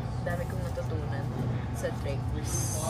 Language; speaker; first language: Filipino; native; Filipino